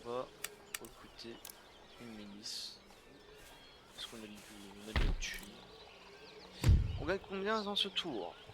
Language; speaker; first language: French; native; French